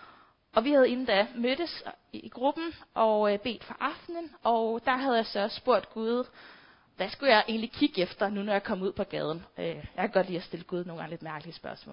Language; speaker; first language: Danish; native; Danish